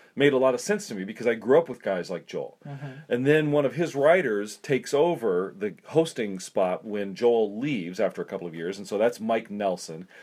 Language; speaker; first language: English; native; English